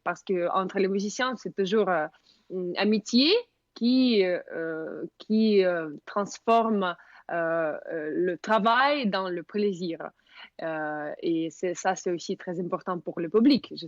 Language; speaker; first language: French; non-native, fluent; Russian